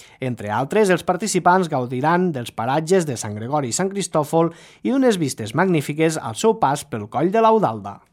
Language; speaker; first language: Catalan; native; Catalan